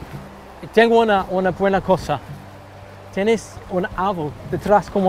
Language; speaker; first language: Spanish; non-native, learner; English